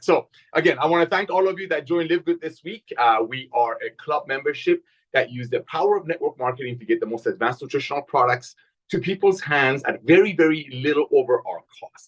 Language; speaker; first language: English; native; English